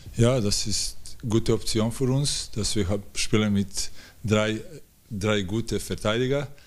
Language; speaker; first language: German; non-native, learner; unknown